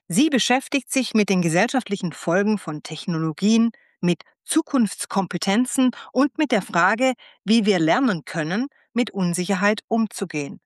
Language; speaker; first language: German; native; German